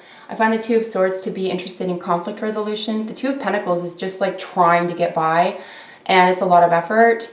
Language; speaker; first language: English; native; English